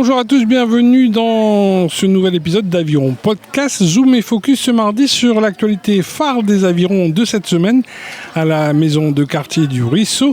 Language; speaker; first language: French; native; French